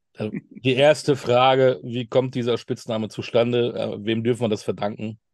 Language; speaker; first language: German; native; German